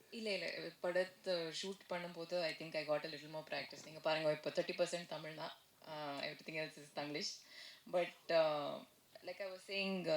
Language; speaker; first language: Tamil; non-native, learner; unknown